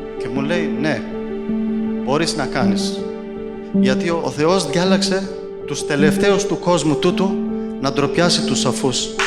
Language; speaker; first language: Greek; non-native, fluent; Albanian